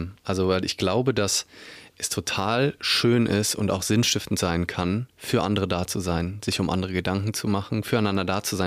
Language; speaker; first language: German; native; German